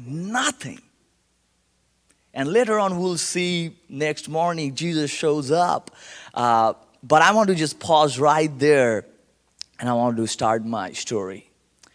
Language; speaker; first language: English; non-native, local second language; Bangla